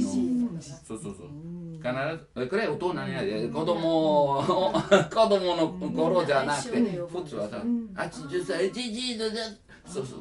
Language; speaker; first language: Japanese; non-native, learner; Italian